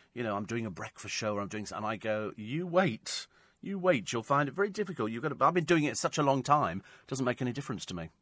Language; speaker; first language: English; native; English